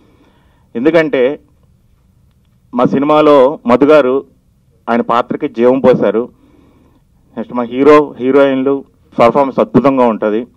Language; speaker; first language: Telugu; native; Telugu